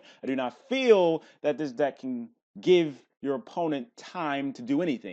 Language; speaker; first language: English; native; English